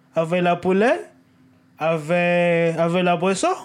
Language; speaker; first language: French; non-native, learner; English